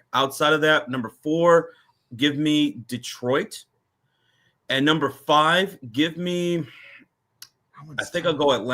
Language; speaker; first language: English; native; English